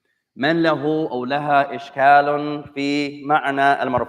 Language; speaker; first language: Arabic; non-native, fluent; English